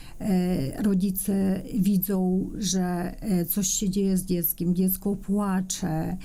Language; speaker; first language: Polish; non-native, fluent; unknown